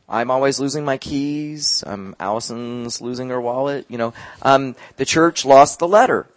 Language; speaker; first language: English; native; English